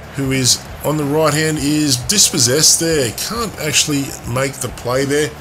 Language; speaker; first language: English; native; English